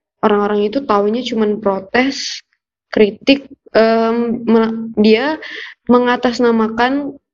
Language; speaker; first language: Indonesian; native; Indonesian